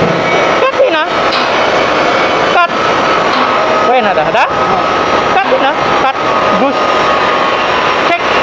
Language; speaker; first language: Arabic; non-native, learner; Filipino